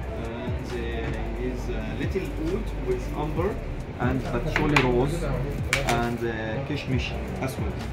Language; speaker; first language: English; non-native, learner; Arabic